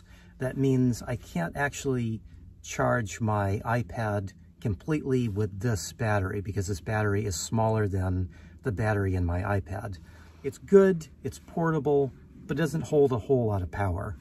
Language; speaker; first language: English; native; English